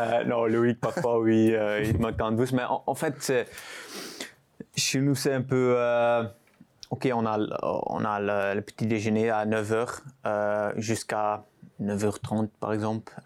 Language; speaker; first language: French; non-native, local second language; Dutch